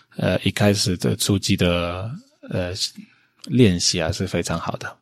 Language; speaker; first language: Chinese; non-native, fluent; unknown